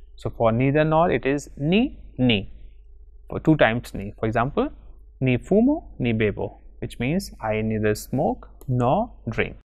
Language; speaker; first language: English; non-native, local second language; Hindi